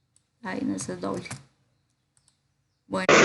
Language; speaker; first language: Spanish; native; Spanish